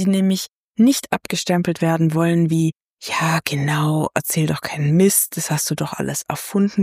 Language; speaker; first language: German; native; German